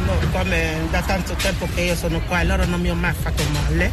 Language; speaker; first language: Italian; non-native, learner; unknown